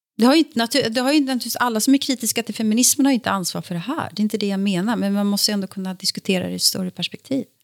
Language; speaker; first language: Swedish; native; Swedish